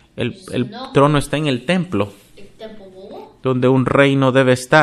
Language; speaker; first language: Spanish; non-native, fluent; English